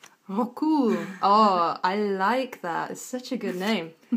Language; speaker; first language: English; native; English